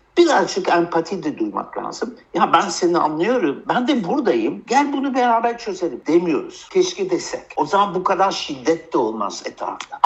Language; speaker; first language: Turkish; early bilingual, heritage; Turkish